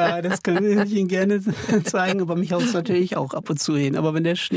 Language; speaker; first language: German; native; German